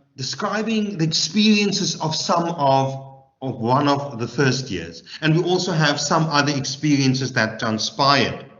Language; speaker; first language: English; non-native, local second language; Afrikaans